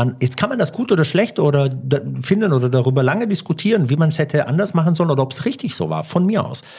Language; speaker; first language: German; early bilingual, other home language; Italian